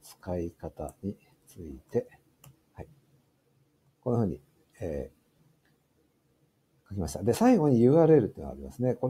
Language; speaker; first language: Japanese; native; Japanese